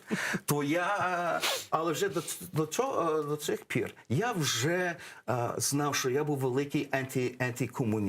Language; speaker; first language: Ukrainian; early bilingual, heritage; English